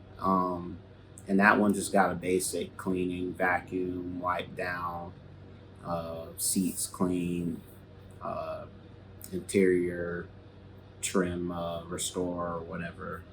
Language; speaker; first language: English; native; English